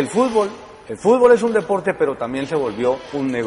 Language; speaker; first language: Spanish; native; Spanish